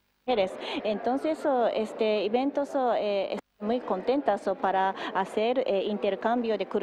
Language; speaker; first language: Spanish; non-native, learner; Japanese